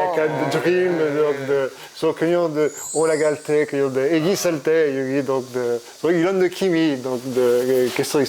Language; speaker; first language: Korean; non-native, learner; French